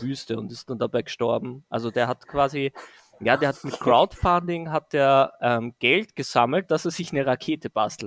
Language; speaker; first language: German; native; German